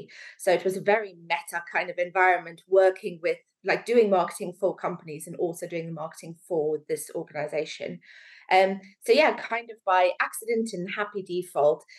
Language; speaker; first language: English; native; English